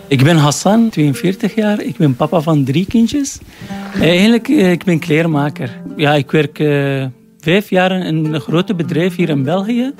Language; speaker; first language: Dutch; non-native, learner; Arabic